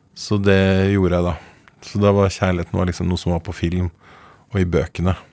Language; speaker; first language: Norwegian; native; Norwegian